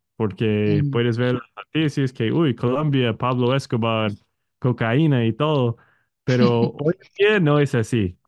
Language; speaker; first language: Spanish; non-native, fluent; English